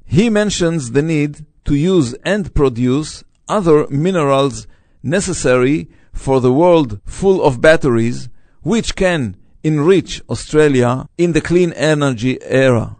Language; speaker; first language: English; non-native, fluent; Hebrew